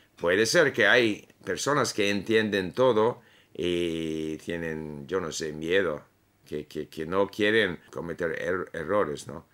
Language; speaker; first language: Spanish; non-native, fluent; English